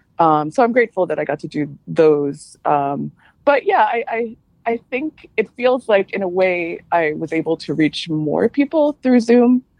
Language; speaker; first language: English; native; English